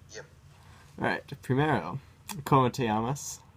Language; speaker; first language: Spanish; non-native, learner; English